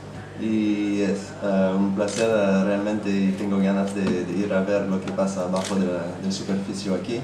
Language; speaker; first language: Spanish; non-native, fluent; French